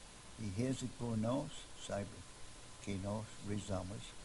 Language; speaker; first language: Portuguese; non-native, fluent; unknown